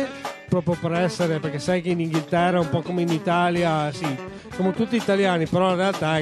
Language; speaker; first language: Italian; native; Italian